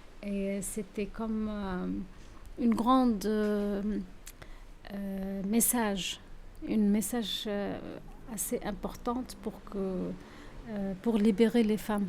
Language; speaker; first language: French; non-native, local second language; Arabic